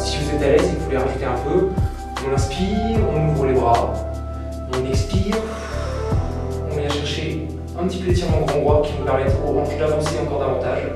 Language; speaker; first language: French; native; French